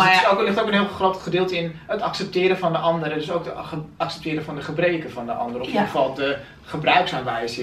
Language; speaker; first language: Dutch; native; Dutch